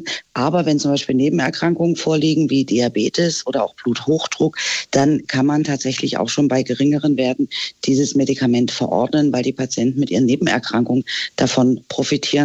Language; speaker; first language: German; native; German